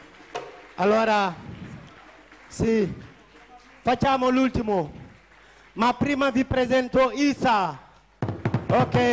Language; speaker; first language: Italian; non-native, fluent; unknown